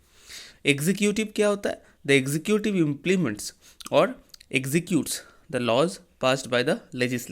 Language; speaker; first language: English; non-native, local second language; Hindi